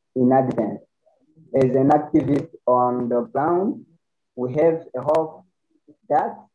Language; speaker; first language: English; non-native, learner; Rundi